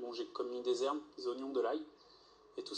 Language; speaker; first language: French; native; French